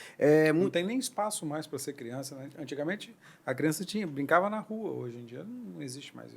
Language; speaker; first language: Portuguese; native; Portuguese